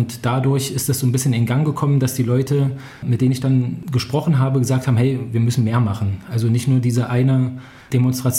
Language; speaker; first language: German; native; German